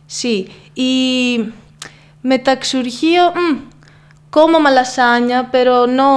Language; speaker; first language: Spanish; non-native, fluent; Greek